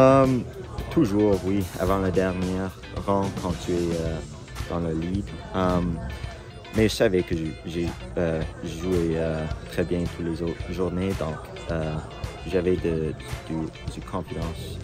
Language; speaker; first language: French; non-native, local second language; English